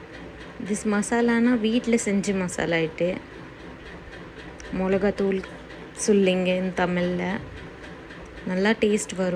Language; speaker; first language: Tamil; non-native, learner; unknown